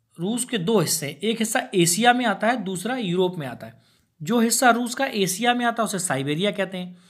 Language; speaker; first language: Hindi; native; Hindi